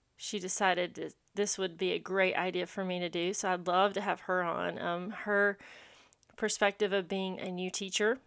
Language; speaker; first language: English; native; English